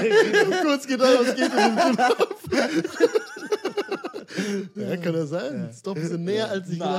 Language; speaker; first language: German; native; German